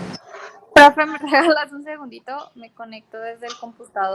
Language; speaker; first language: Spanish; native; Spanish